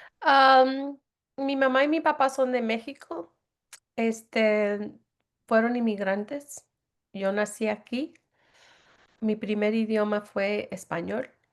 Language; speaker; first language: Spanish; early bilingual, heritage; Spanish